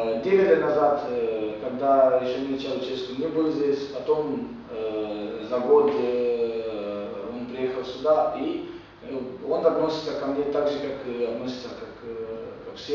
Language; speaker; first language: Russian; non-native, fluent; Romanian